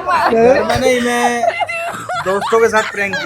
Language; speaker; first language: Hindi; non-native, local second language; Malayalam